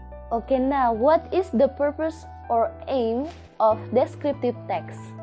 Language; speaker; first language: English; non-native, fluent; Indonesian